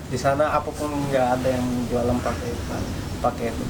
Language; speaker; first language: Indonesian; non-native, fluent; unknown